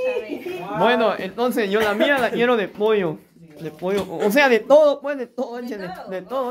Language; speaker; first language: Spanish; native; Spanish